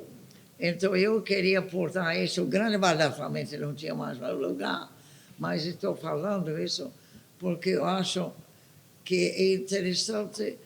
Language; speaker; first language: Portuguese; non-native, fluent; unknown